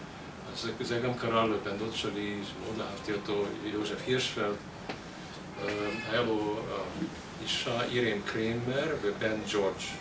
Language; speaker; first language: Hebrew; non-native, fluent; Hungarian